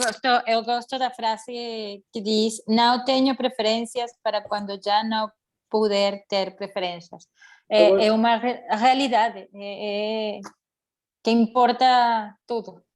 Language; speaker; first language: Portuguese; non-native, learner; Spanish